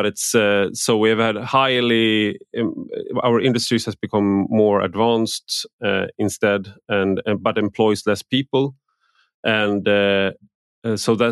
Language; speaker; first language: English; non-native, fluent; Swedish